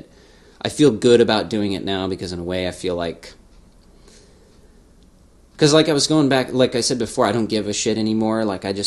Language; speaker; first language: English; native; English